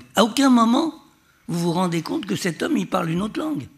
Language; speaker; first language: French; native; French